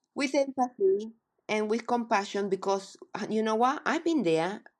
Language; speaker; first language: English; non-native, fluent; Spanish